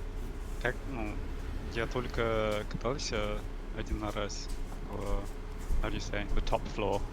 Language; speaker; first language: Russian; non-native, learner; English